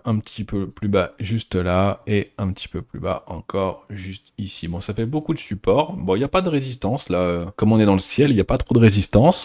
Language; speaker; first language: French; native; French